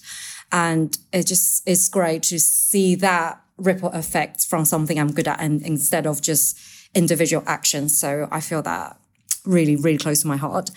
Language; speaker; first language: English; non-native, fluent; Chinese